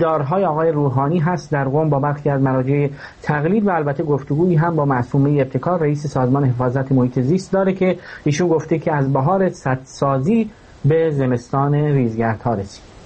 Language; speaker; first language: Persian; native; Persian